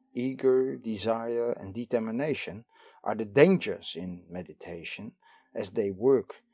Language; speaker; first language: English; non-native, fluent; Dutch